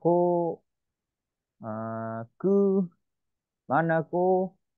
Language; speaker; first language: Korean; non-native, learner; Vietnamese